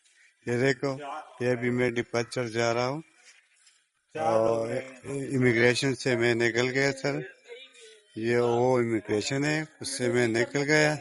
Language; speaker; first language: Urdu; non-native, local second language; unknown